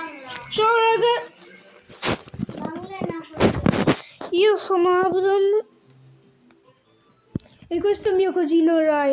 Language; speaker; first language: Italian; early bilingual, other home language; Bangla